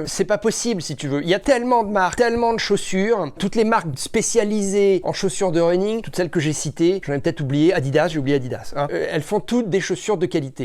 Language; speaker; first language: French; native; French